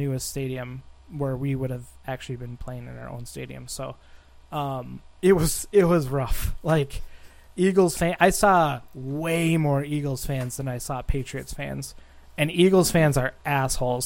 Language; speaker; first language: English; native; English